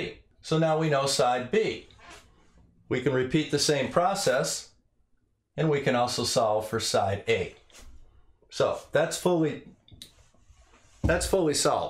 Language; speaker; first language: English; native; English